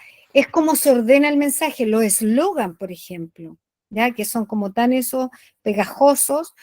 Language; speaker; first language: Spanish; native; Spanish